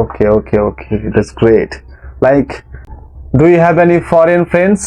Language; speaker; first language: English; non-native, learner; Bangla